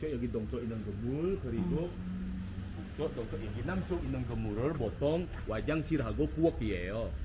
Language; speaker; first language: Korean; non-native, fluent; Indonesian